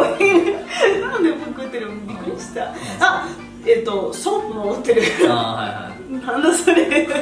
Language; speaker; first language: Japanese; non-native, learner; Spanish